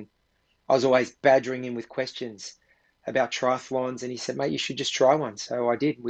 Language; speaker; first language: English; native; English